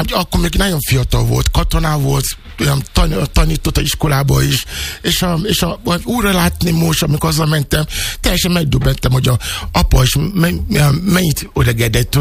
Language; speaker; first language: Hungarian; non-native, fluent; Yoruba